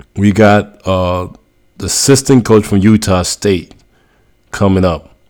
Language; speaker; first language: English; early bilingual, other home language; Spanish